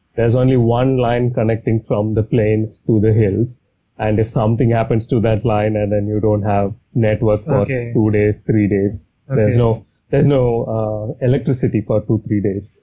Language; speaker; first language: English; non-native, local second language; Tamil